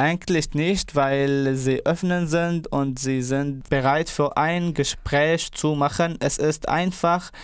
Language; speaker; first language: German; non-native, learner; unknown